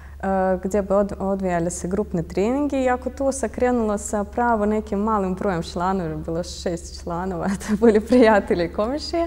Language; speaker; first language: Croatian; non-native, fluent; Russian